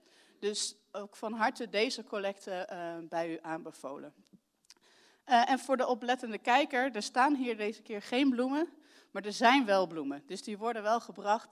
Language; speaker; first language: Dutch; native; Dutch